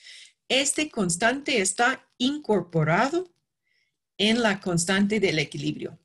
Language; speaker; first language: Spanish; non-native, fluent; English